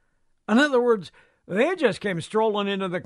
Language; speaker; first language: English; native; English